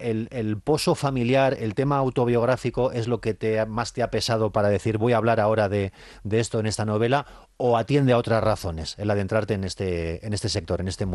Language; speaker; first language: Spanish; native; Spanish